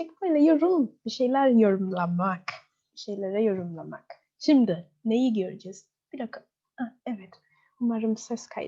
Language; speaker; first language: Turkish; non-native, fluent; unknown